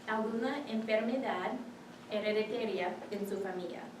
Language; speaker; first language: Spanish; non-native, learner; English